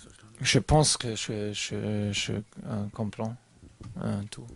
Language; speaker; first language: French; non-native, learner; German